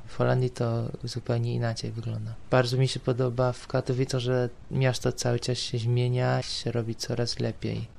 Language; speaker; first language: Polish; non-native, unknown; Dutch